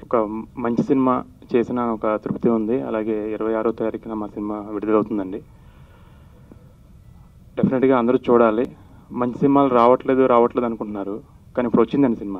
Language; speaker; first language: Telugu; native; Telugu